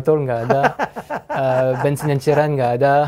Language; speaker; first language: Indonesian; non-native, fluent; French